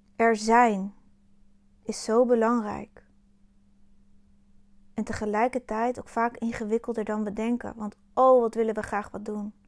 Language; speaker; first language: Dutch; native; Dutch